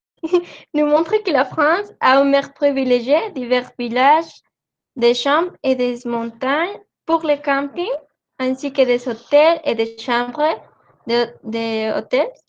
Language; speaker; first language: French; non-native, learner; Spanish